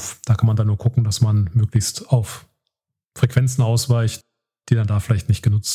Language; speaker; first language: German; native; German